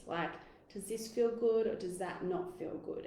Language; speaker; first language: English; native; English